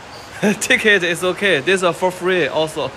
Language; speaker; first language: English; non-native, learner; Chinese